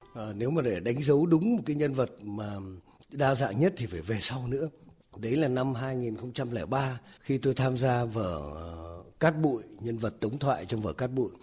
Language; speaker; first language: Vietnamese; native; Vietnamese